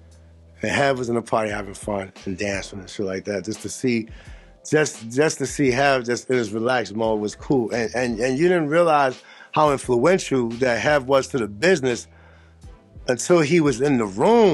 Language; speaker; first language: English; native; English